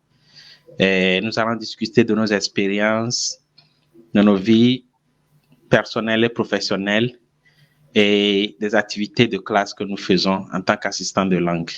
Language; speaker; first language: French; non-native, fluent; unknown